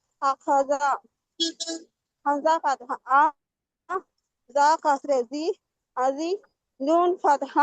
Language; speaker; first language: Arabic; non-native, learner; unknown